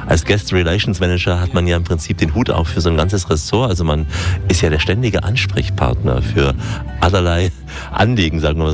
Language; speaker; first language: German; native; German